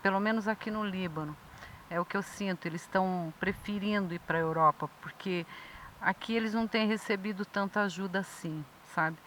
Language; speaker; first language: Portuguese; native; Portuguese